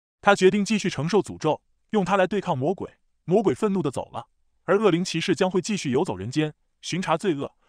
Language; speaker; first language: Chinese; native; Chinese